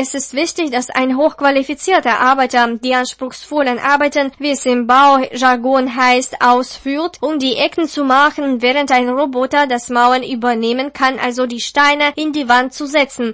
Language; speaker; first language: German; non-native, fluent; Russian